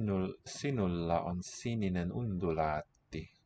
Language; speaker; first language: Finnish; non-native, learner; English